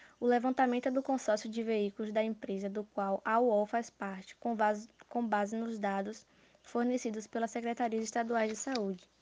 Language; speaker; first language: Portuguese; native; Portuguese